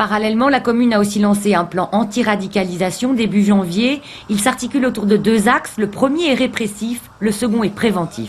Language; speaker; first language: French; native; French